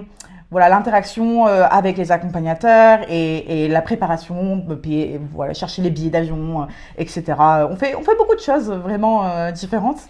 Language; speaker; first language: French; native; French